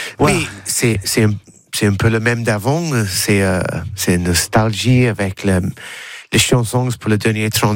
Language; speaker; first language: French; non-native, learner; English